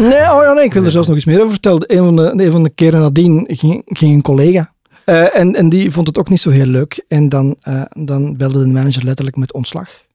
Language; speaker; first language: Dutch; native; Dutch